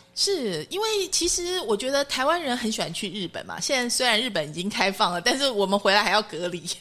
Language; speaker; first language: Chinese; native; Chinese